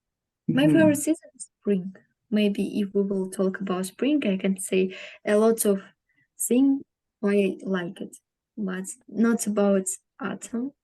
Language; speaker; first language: English; non-native, learner; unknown